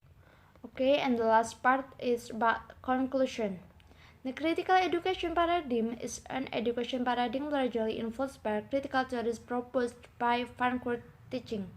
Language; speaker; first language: English; non-native, learner; Indonesian